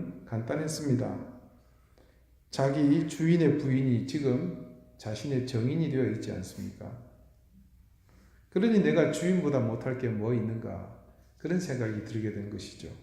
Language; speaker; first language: Korean; native; Korean